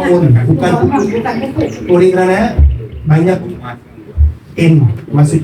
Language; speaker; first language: Indonesian; non-native, learner; Thai